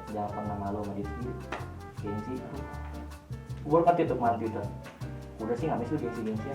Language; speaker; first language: Indonesian; native; Indonesian